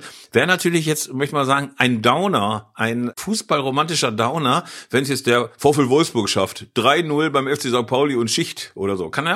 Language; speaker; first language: German; native; German